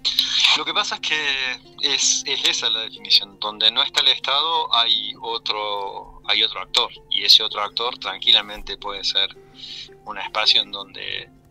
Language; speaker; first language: Spanish; native; Spanish